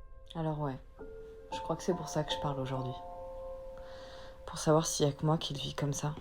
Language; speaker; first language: French; native; French